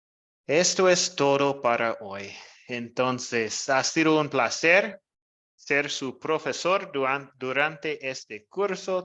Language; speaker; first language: Spanish; non-native, fluent; English